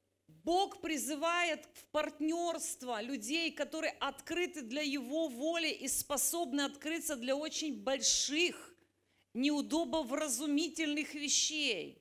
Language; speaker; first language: Russian; native; Russian